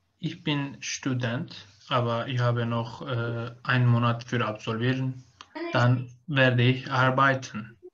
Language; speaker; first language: German; non-native, learner; Turkish